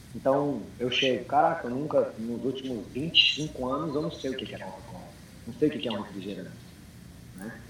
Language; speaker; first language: Portuguese; early bilingual, heritage; English